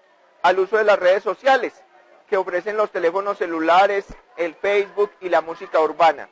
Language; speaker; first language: Spanish; native; Spanish